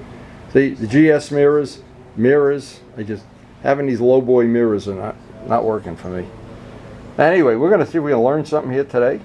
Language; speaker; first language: English; native; English